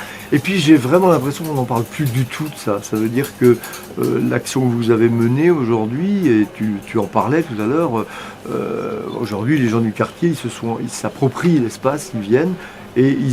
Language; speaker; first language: French; native; French